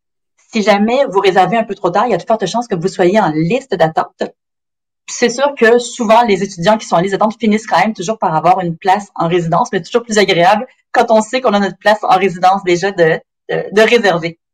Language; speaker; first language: French; native; French